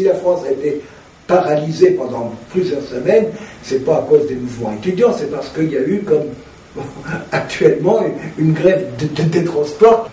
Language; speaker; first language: French; native; French